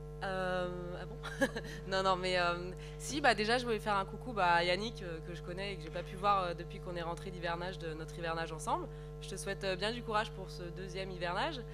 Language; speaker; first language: French; native; French